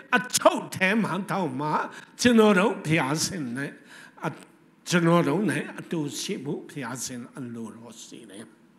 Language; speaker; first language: Burmese; non-native, local second language; Tedim Chin